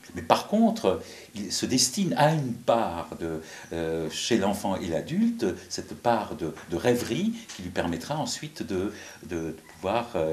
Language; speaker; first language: French; non-native, fluent; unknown